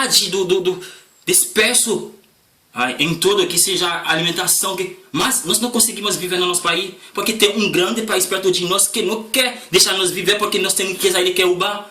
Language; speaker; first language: Portuguese; non-native, learner; Haitian Creole